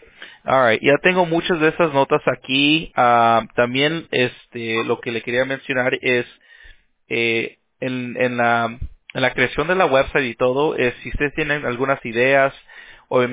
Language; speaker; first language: Spanish; early bilingual, heritage; Spanish